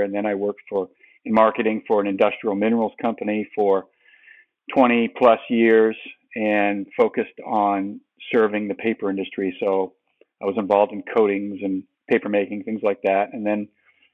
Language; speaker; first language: English; native; English